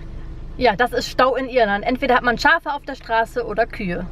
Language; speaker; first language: German; native; German